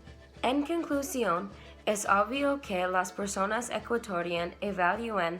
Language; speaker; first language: Spanish; non-native, learner; English